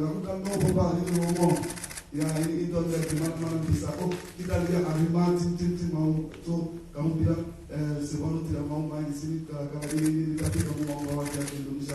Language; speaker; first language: Indonesian; non-native, fluent; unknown